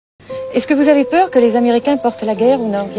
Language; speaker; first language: French; native; French